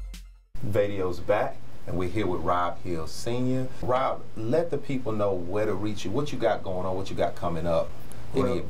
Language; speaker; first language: English; native; English